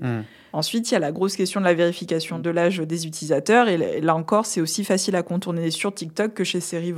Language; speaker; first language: French; native; French